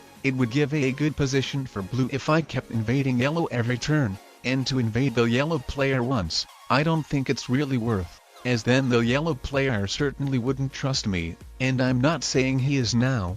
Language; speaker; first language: English; non-native, fluent; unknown